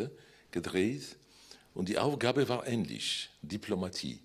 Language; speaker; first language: German; non-native, fluent; Polish